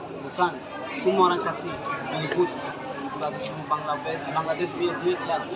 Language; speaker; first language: Indonesian; non-native, learner; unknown